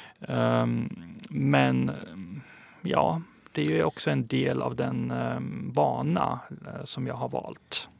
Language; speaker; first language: Swedish; early bilingual, other home language; Persian